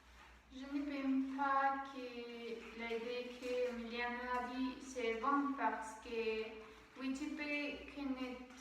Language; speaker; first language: French; non-native, learner; Spanish